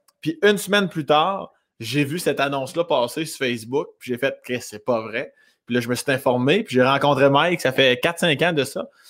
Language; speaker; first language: French; native; French